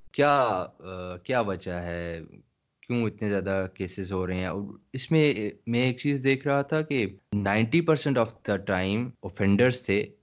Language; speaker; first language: Urdu; native; Urdu